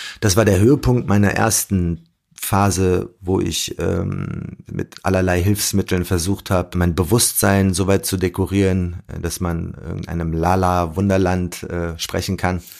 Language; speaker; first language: German; early bilingual, other home language; Arabic